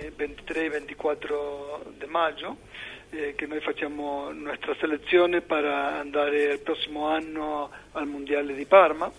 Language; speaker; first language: Italian; non-native, learner; Spanish